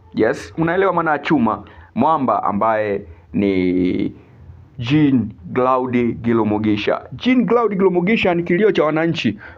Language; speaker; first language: Swahili; native; Swahili